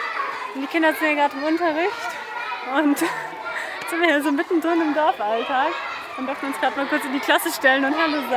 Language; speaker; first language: German; native; German